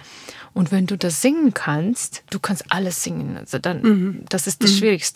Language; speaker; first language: German; non-native, learner; Armenian